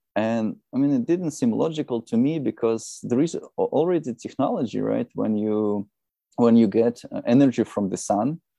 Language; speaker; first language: English; non-native, fluent; Russian